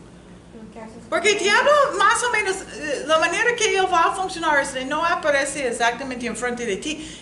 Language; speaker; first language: Spanish; non-native, learner; English